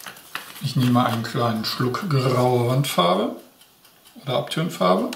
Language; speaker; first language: German; native; German